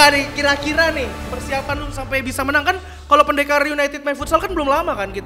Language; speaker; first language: Indonesian; native; Indonesian